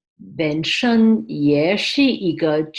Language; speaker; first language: Chinese; early bilingual, heritage; Chinese